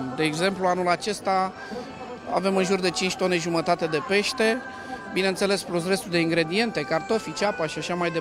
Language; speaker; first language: Romanian; native; Romanian